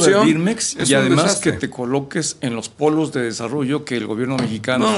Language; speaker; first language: Spanish; native; Spanish